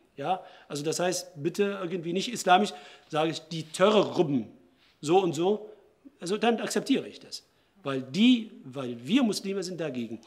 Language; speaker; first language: German; non-native, fluent; Arabic